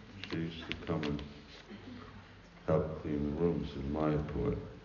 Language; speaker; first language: English; early bilingual, other home language; Hungarian